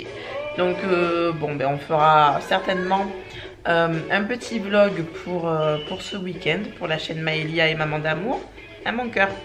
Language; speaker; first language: French; native; French